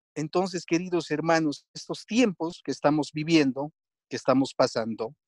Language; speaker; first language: Spanish; non-native, local second language; Quechua